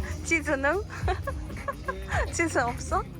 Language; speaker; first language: Korean; non-native, learner; Japanese